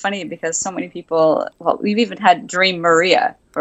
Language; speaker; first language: English; native; English